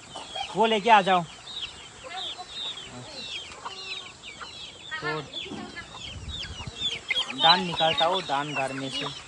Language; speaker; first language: Hindi; non-native, local second language; Garo